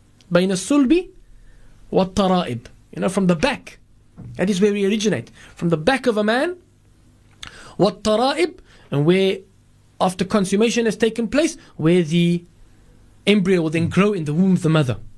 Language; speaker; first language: English; native; English